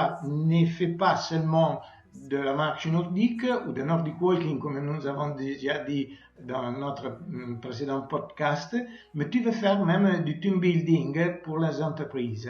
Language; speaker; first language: French; non-native, learner; Italian